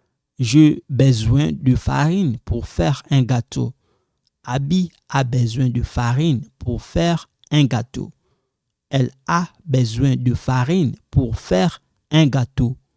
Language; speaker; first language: French; non-native, local second language; Lingala